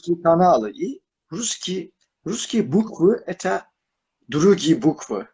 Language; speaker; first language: Russian; non-native, learner; Turkish